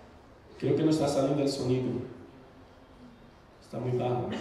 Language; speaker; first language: Spanish; non-native, fluent; Portuguese